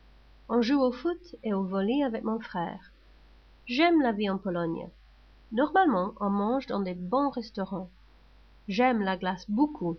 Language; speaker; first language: French; non-native, learner; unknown